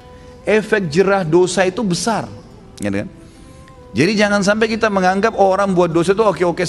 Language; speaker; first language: Indonesian; native; Indonesian